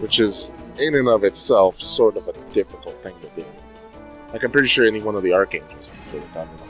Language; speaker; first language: English; native; English